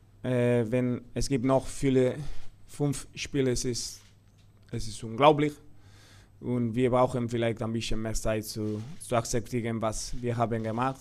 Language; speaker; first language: German; non-native, fluent; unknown